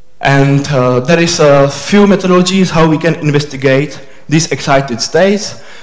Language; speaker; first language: English; non-native, fluent; Czech